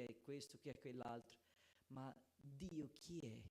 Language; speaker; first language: Italian; non-native, fluent; Portuguese